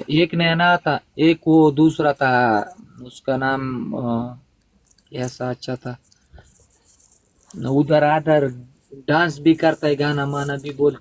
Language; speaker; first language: Hindi; non-native, local second language; Pashto